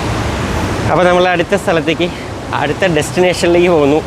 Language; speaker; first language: Malayalam; native; Malayalam